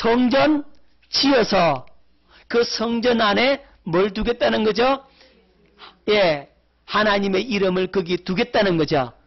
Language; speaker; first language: Korean; native; Korean